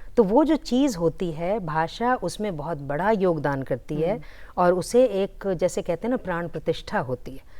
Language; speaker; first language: Hindi; native; Hindi